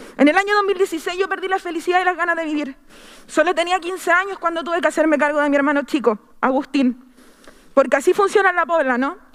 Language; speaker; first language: Spanish; native; Spanish